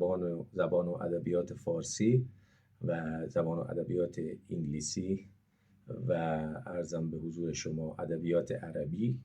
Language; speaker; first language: Persian; non-native, fluent; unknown